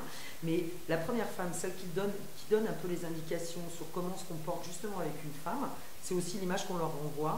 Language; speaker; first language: French; native; French